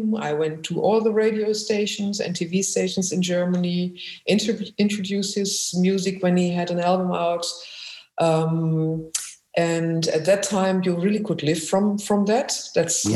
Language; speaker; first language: English; non-native, fluent; German